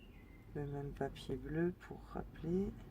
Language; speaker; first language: French; native; French